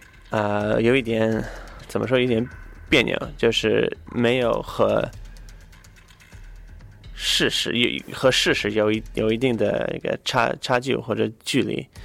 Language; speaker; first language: Chinese; non-native, fluent; English